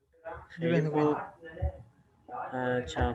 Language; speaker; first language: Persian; non-native, fluent; Urdu